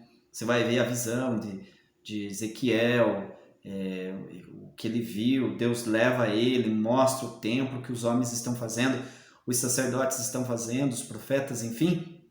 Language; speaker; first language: Portuguese; native; Portuguese